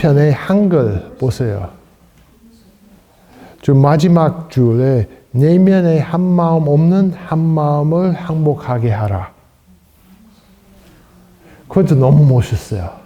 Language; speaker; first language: Korean; non-native, fluent; English